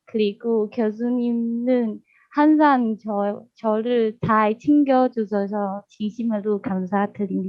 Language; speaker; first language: Korean; non-native, learner; Chinese